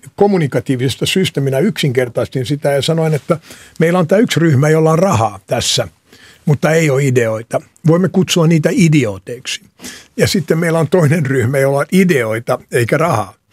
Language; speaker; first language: Finnish; non-native, local second language; Swedish